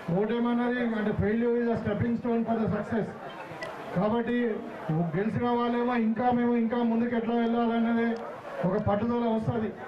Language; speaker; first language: Telugu; native; Telugu